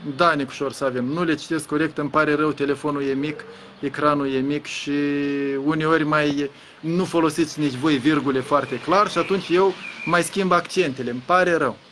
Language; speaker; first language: Romanian; native; Romanian